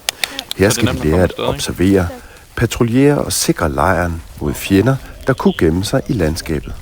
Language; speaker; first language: Danish; native; Danish